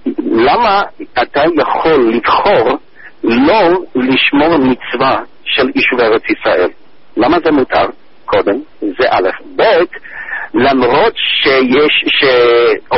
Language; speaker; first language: Hebrew; non-native, fluent; English